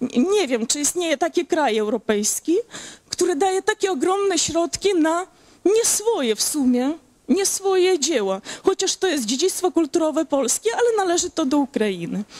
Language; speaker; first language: Polish; early bilingual, heritage; Polish